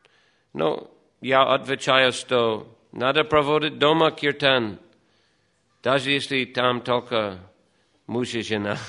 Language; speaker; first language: Russian; non-native, fluent; English